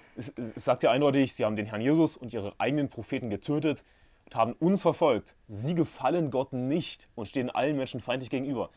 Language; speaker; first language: German; native; German